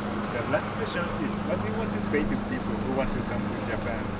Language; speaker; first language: English; non-native, fluent; Japanese